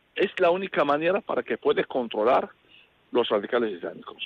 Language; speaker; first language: Spanish; non-native, fluent; Arabic